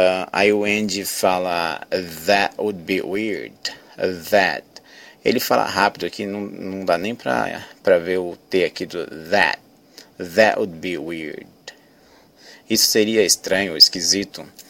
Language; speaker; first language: English; non-native, fluent; Portuguese